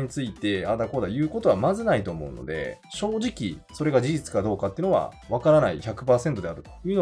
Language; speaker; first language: Japanese; native; Japanese